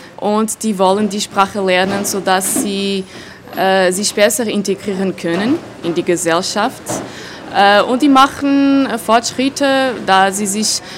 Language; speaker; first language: German; non-native, fluent; Portuguese